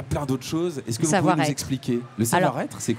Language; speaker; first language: French; native; French